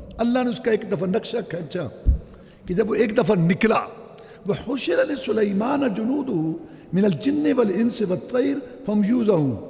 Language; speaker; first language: Urdu; non-native, local second language; Punjabi